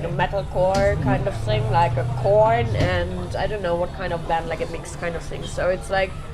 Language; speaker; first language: English; non-native, fluent; German